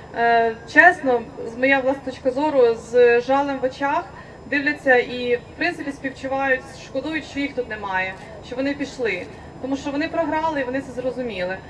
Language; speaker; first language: Ukrainian; native; Ukrainian